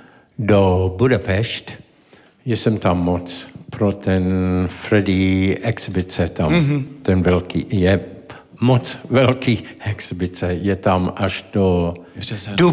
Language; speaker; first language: Czech; non-native, learner; English